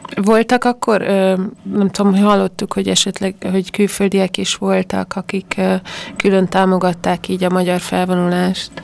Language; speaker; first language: Hungarian; native; Hungarian